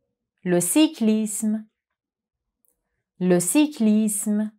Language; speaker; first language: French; non-native, fluent; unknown